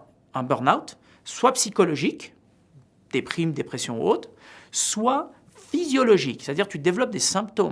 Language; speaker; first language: French; native; French